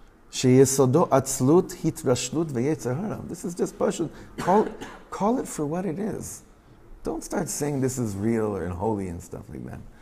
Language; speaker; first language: English; native; English